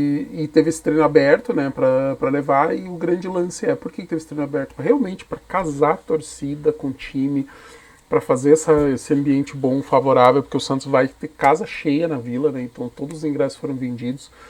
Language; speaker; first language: Portuguese; native; Portuguese